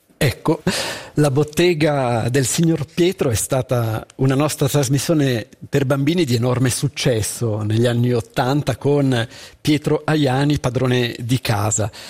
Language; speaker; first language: Italian; native; Italian